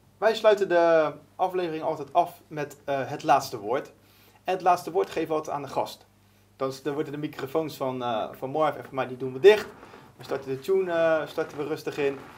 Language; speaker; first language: Dutch; native; Dutch